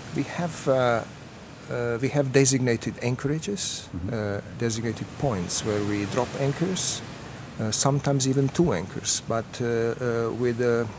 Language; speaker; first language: English; non-native, fluent; Croatian